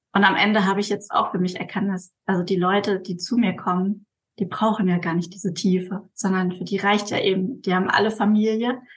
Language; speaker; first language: German; native; German